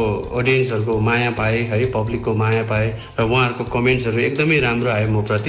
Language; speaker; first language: Nepali; native; Nepali